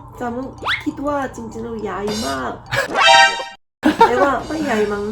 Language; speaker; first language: Thai; non-native, learner; Korean